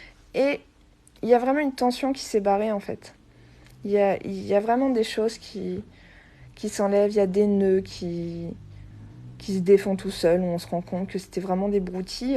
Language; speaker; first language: French; native; French